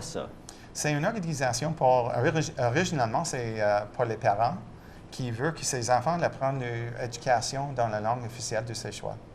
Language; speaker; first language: French; non-native, local second language; English